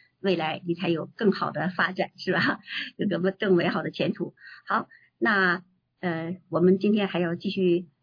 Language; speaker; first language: Chinese; native; Chinese